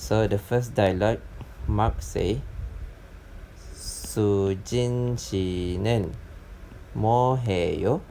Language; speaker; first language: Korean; non-native, fluent; Malay